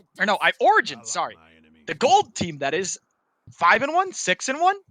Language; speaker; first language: English; native; English